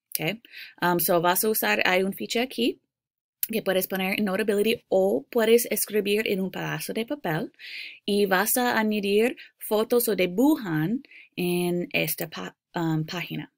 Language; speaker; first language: Spanish; non-native, fluent; English